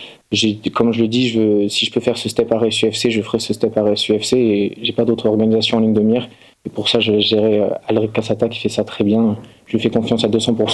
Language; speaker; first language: French; native; French